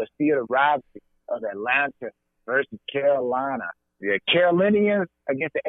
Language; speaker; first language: English; native; English